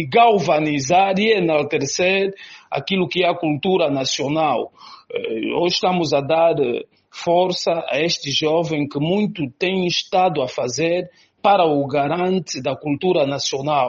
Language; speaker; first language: Portuguese; native; Portuguese